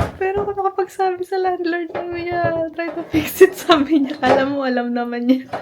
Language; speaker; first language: Filipino; native; Filipino